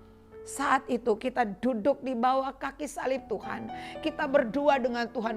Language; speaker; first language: Indonesian; native; Indonesian